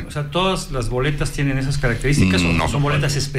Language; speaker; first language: Spanish; native; Spanish